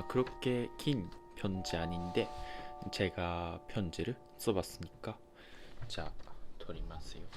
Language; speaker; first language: Korean; non-native, fluent; Japanese